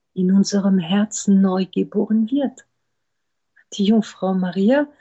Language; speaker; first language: German; non-native, fluent; French